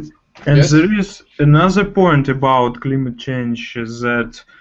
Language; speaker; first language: English; non-native, fluent; Russian